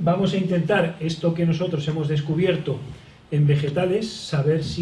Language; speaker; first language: Spanish; native; Spanish